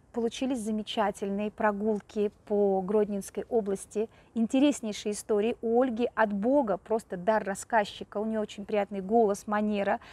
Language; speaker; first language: Russian; native; Russian